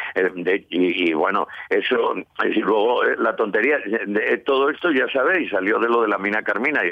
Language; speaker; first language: Spanish; native; Spanish